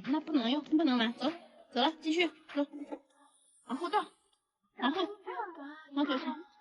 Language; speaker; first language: Chinese; native; Chinese